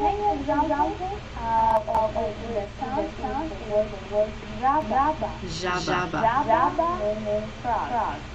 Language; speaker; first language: English; non-native, learner; Ukrainian